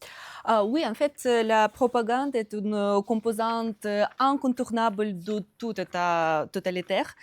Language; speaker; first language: French; non-native, fluent; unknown